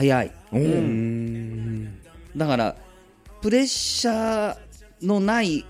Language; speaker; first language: Japanese; native; Japanese